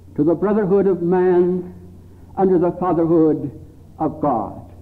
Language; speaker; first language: English; native; English